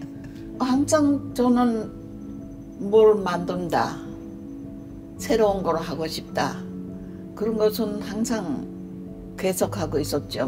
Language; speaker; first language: Korean; early bilingual, heritage; Korean